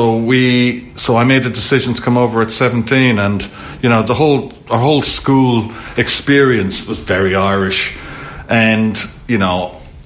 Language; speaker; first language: English; native; English